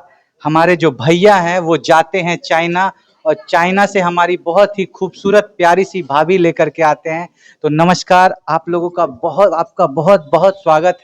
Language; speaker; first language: Hindi; native; Hindi